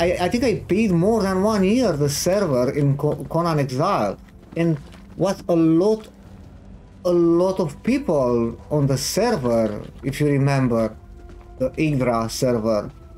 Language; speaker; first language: English; non-native, fluent; Romanian